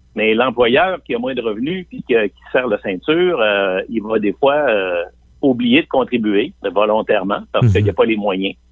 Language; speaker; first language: French; native; French